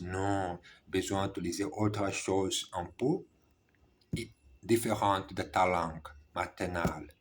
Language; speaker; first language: French; non-native, learner; Portuguese